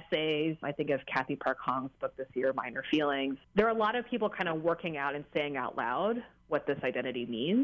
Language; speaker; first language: English; native; English